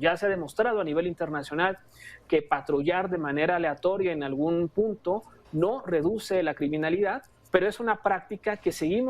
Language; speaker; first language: Spanish; native; Spanish